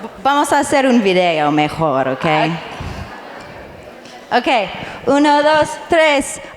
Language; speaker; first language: Spanish; non-native, learner; English